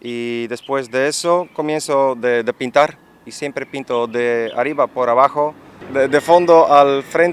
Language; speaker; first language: Spanish; non-native, fluent; Dutch